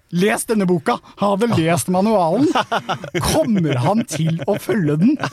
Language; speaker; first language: Norwegian; native; Norwegian